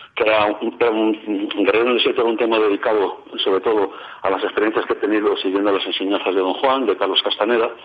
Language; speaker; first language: Spanish; native; Spanish